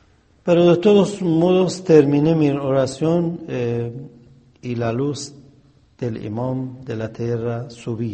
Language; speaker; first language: Spanish; non-native, fluent; Persian